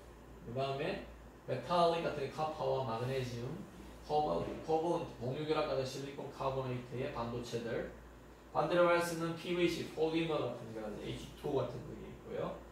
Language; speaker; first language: Korean; native; Korean